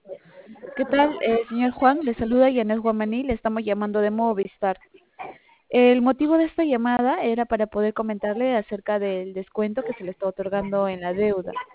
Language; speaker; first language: Spanish; native; Spanish